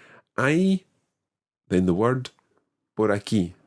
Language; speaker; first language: Spanish; non-native, fluent; English